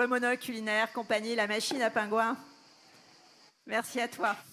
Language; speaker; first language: French; native; French